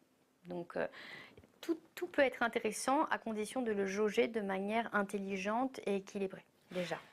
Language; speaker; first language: French; native; French